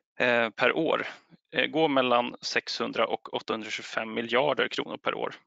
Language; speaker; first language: Swedish; native; Swedish